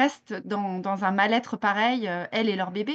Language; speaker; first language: French; native; French